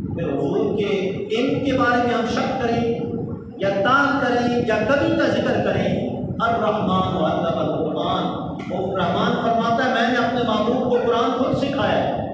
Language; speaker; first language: Urdu; native; Urdu